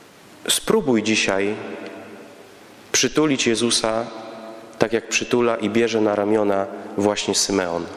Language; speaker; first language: Polish; native; Polish